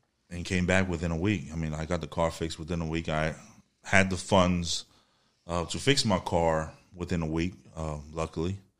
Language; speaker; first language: English; early bilingual, other home language; Spanish